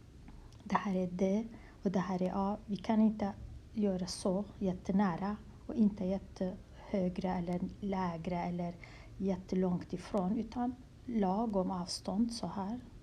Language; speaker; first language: Swedish; non-native, fluent; Kurdish